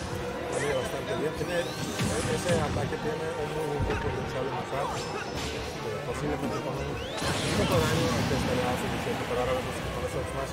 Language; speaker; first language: Spanish; native; Spanish